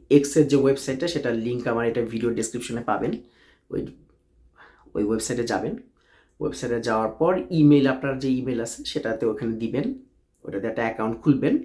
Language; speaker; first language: Bangla; native; Bangla